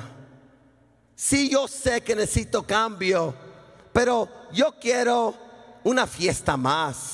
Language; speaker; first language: Spanish; early bilingual, heritage; Spanish